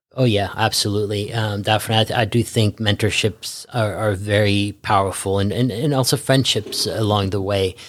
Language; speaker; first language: English; early bilingual, other home language; Norwegian